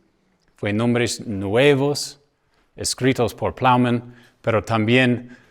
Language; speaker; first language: Spanish; non-native, fluent; English